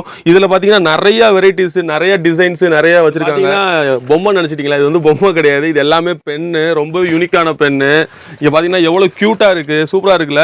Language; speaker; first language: Tamil; native; Tamil